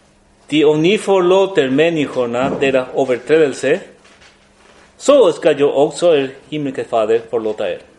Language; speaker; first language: Swedish; non-native, fluent; Spanish